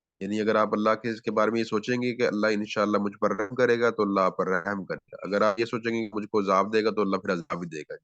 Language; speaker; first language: Urdu; non-native, local second language; Punjabi